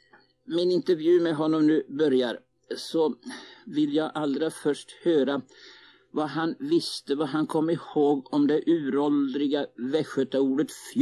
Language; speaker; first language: Swedish; native; Swedish